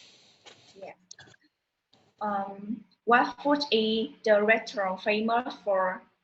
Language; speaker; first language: English; non-native, learner; Vietnamese